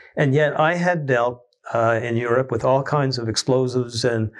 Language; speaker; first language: English; native; English